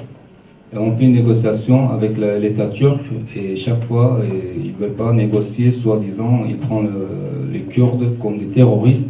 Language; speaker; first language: French; non-native, learner; Kurdish